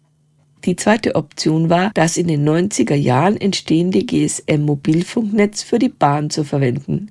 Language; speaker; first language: German; native; German